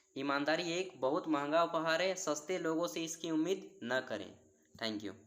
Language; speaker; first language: Hindi; native; Hindi